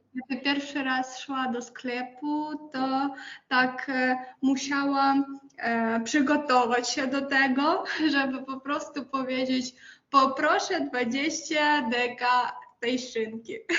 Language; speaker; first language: Polish; non-native, fluent; Ukrainian